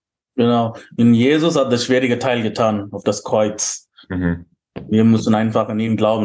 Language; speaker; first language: German; non-native, fluent; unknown